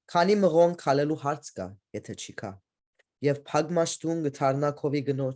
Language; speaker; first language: Armenian; early bilingual, heritage; Armenian